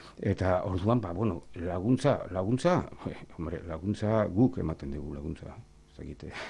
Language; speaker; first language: Basque; native; Basque